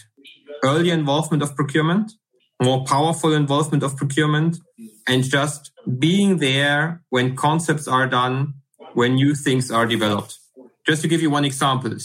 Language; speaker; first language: English; non-native, fluent; German